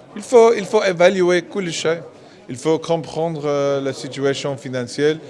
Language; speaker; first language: French; non-native, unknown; English